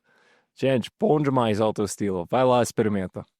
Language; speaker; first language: Portuguese; non-native, fluent; English